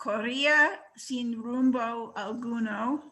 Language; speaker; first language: Spanish; non-native, learner; English